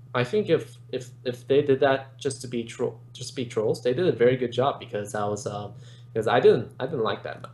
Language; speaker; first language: English; native; English